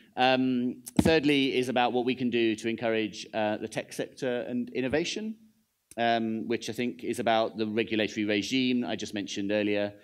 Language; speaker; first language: English; native; English